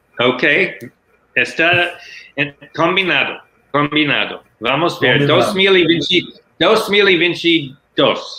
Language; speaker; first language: Portuguese; non-native, learner; English